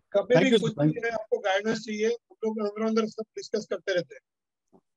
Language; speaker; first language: Hindi; non-native, local second language; Gujarati